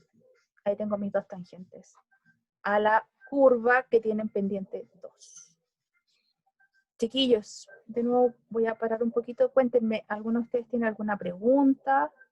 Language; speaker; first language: Spanish; native; Spanish